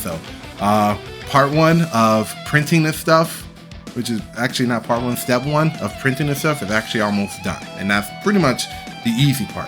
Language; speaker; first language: English; native; English